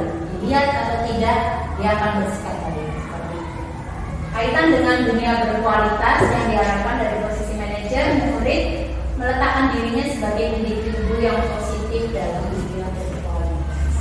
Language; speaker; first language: Indonesian; native; Indonesian